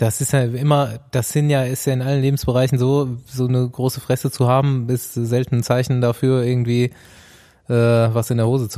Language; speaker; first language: German; native; German